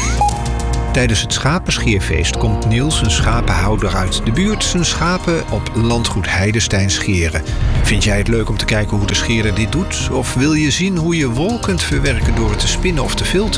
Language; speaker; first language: Dutch; native; Dutch